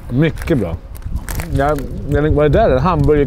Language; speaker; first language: Swedish; native; Swedish